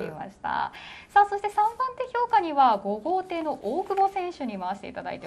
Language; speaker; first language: Japanese; native; Japanese